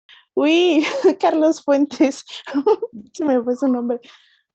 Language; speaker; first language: French; non-native, learner; Spanish